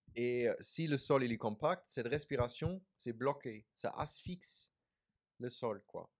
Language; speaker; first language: French; non-native, fluent; German